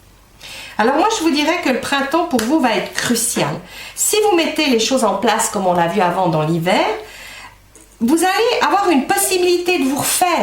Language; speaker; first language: French; native; French